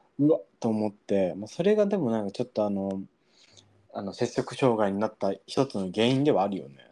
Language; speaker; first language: Japanese; early bilingual, heritage; Japanese